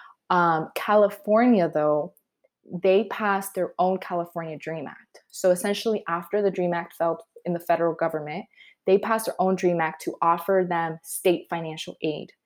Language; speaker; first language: English; early bilingual, other home language; Spanish